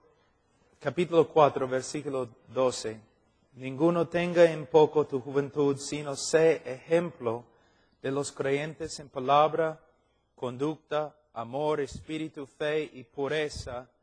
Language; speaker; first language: Spanish; non-native, fluent; English